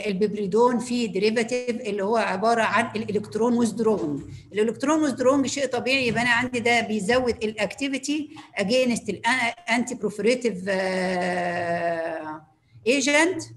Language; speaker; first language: Arabic; native; Arabic